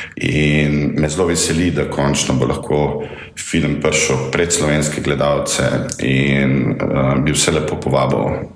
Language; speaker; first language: Slovenian; native; Slovenian